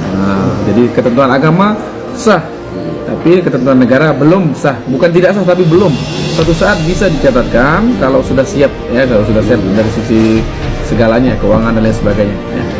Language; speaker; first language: Indonesian; native; Indonesian